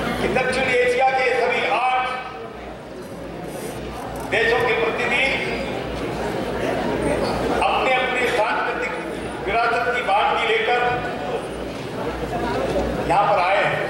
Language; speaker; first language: Hindi; native; Hindi